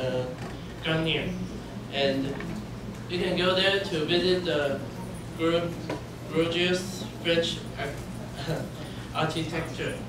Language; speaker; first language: English; non-native, learner; Chinese